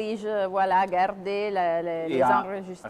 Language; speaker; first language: French; non-native, fluent; Italian